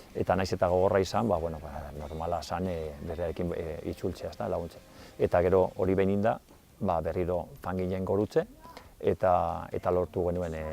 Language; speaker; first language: Basque; non-native, local second language; Spanish